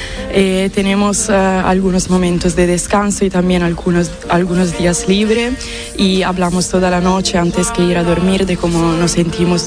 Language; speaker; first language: Spanish; non-native, fluent; Italian